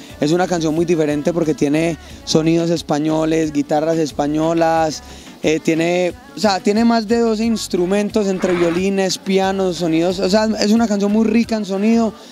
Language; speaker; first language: Spanish; native; Spanish